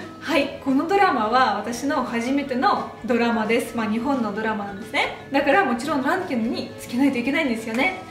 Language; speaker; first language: Japanese; non-native, fluent; Russian